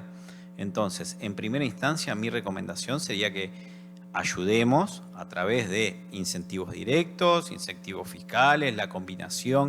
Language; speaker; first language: Spanish; native; Spanish